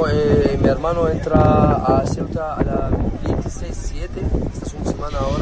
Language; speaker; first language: Spanish; non-native, learner; Arabic